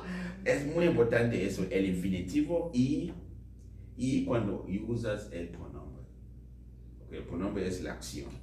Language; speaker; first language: Spanish; non-native, fluent; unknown